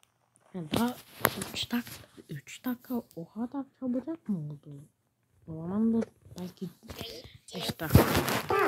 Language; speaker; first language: Turkish; early bilingual, heritage; Turkish